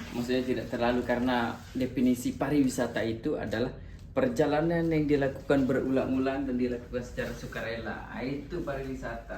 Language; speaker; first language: Indonesian; non-native, local second language; Sasak